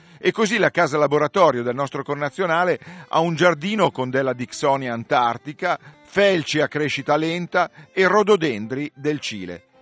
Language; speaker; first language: Italian; native; Italian